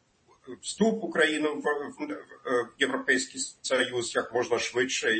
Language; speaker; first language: Ukrainian; non-native, fluent; German